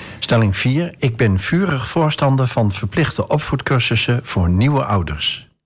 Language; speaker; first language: Dutch; native; Dutch